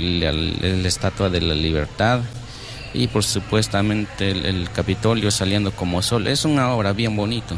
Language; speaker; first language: Spanish; non-native, local second language; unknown